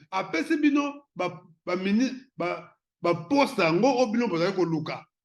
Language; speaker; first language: Lingala; non-native, local second language; Kongo